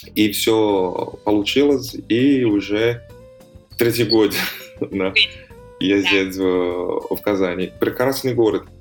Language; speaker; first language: Russian; non-native, fluent; Portuguese